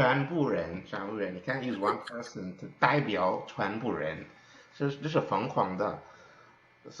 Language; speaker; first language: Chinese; non-native, learner; English